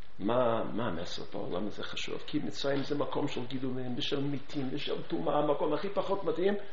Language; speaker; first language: Hebrew; non-native, fluent; English